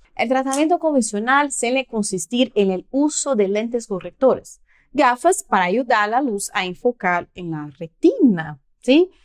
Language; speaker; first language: Spanish; non-native, fluent; Portuguese